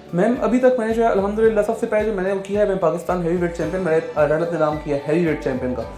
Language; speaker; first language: Urdu; non-native, local second language; Pashto